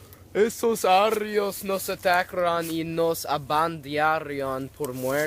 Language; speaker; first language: Spanish; non-native, learner; English